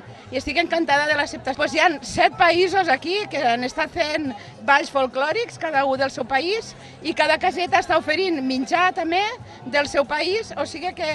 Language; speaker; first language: Catalan; non-native, local second language; Spanish